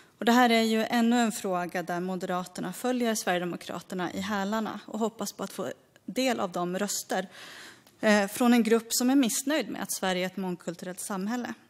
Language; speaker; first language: Swedish; early bilingual, other home language; Greek